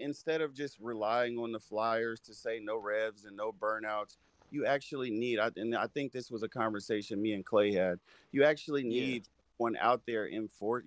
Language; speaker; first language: English; native; English